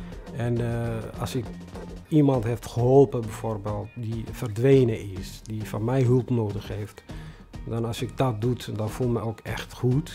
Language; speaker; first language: Dutch; non-native, fluent; Tigrinya